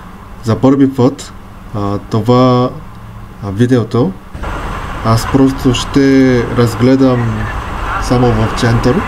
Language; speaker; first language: Bulgarian; non-native, learner; Korean